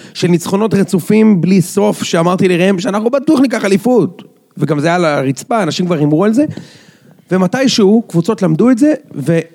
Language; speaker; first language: Hebrew; native; Hebrew